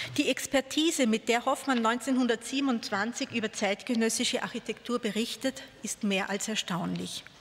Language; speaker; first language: German; native; German